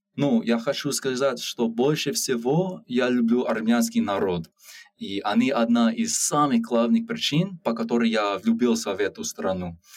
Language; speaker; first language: Russian; non-native, learner; English